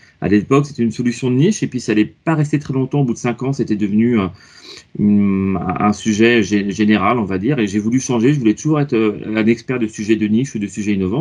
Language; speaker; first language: French; native; French